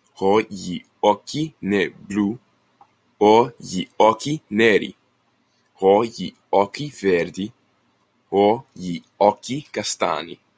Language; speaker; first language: Italian; non-native, learner; English